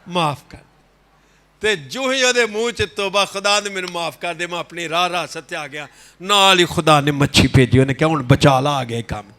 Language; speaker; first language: Urdu; non-native, local second language; Punjabi